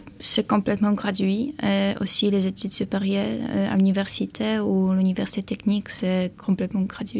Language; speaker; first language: French; non-native, learner; Polish